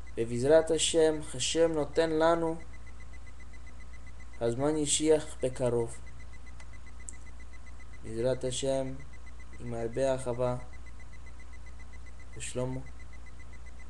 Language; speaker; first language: Hebrew; non-native, learner; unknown